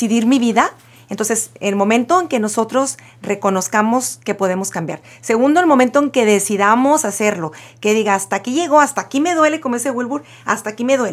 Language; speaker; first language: Spanish; native; Spanish